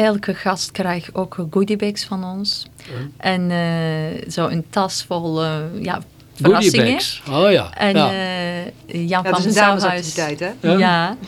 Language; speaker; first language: Dutch; non-native, fluent; Turkish